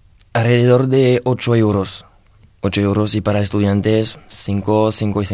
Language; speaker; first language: Spanish; non-native, learner; French